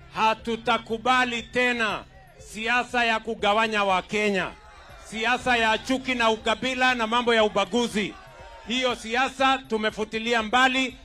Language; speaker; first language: Swahili; non-native, local second language; Kalenjin